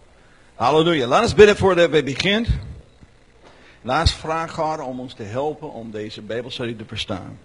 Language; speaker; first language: Dutch; non-native, learner; English